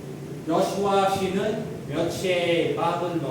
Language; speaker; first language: Korean; non-native, fluent; Filipino